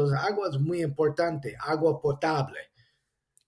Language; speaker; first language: Spanish; non-native, fluent; English